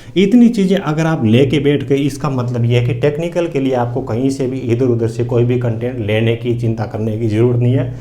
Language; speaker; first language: Hindi; native; Hindi